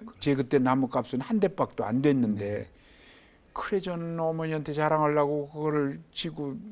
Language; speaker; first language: Korean; native; Korean